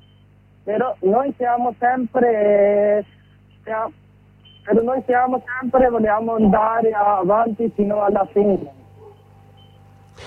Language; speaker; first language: Italian; non-native, learner; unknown